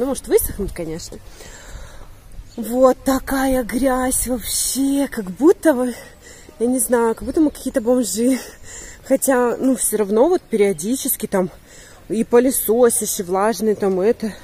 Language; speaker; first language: Russian; native; Russian